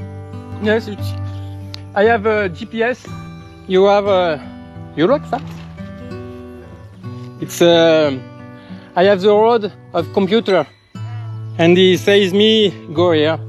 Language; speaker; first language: English; non-native, learner; French